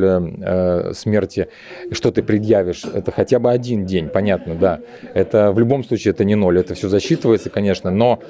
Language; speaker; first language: Russian; native; Russian